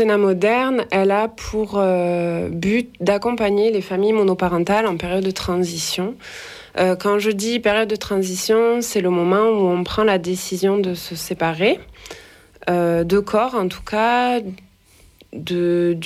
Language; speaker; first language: French; native; French